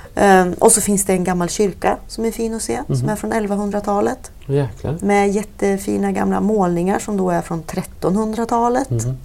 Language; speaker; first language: Swedish; native; Swedish